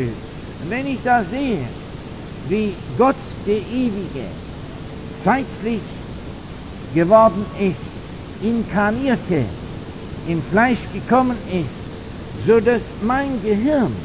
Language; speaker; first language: German; non-native, fluent; English